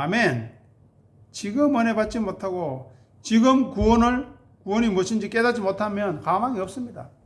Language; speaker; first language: Korean; native; Korean